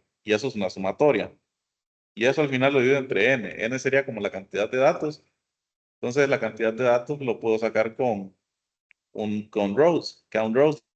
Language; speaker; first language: Spanish; native; Spanish